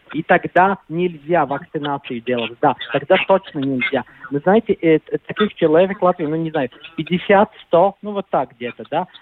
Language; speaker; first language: Russian; non-native, local second language; Latvian